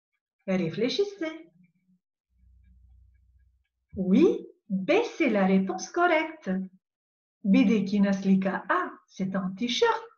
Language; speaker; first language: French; non-native, fluent; Macedonian